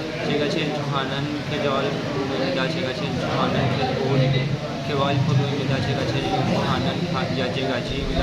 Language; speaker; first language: Korean; non-native, learner; Urdu